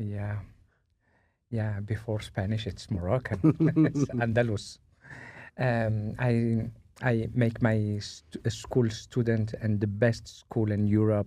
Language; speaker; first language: English; non-native, learner; Spanish